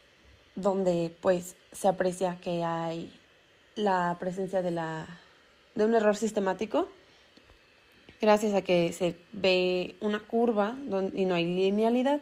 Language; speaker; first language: Spanish; native; Spanish